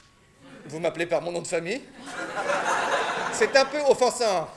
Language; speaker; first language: French; native; French